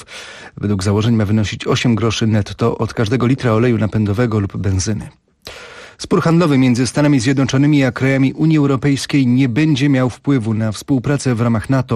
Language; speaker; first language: Polish; native; Polish